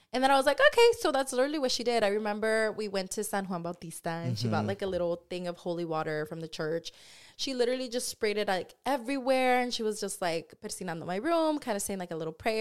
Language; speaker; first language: English; early bilingual, other home language; Spanish